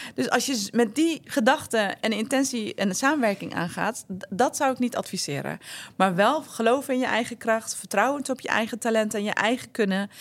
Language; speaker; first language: Dutch; early bilingual, other home language; Turkish